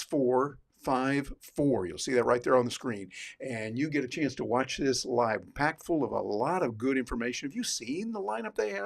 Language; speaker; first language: English; native; English